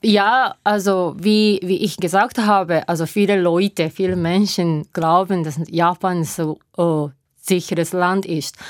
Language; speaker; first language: German; non-native, learner; Japanese